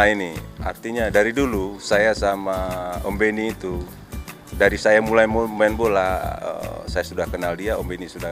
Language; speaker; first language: Indonesian; non-native, local second language; Minangkabau